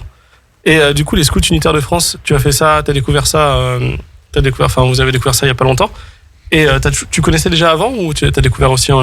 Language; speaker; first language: French; native; French